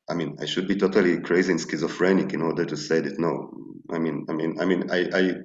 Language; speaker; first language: English; non-native, fluent; Hebrew